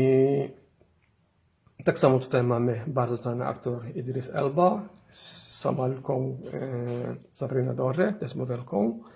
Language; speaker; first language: Polish; non-native, fluent; Somali